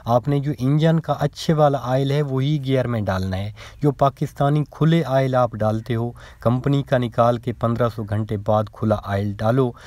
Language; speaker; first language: Urdu; non-native, local second language; Punjabi